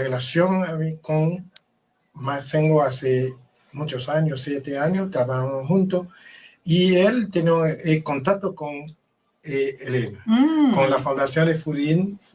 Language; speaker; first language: Spanish; non-native, fluent; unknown